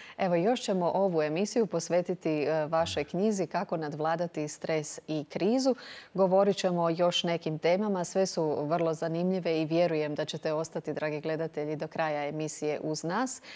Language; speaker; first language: Croatian; native; Croatian